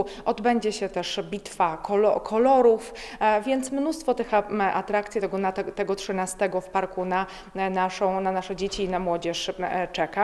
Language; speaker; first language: Polish; native; Polish